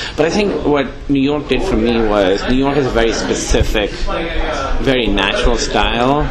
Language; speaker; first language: English; non-native, local second language; Urdu